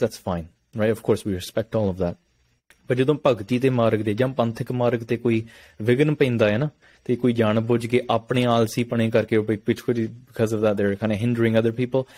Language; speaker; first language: English; early bilingual, other home language; Punjabi